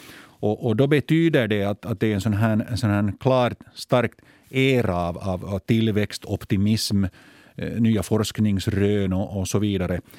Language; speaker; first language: Swedish; native; Swedish